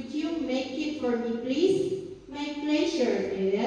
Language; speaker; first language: English; non-native, learner; Indonesian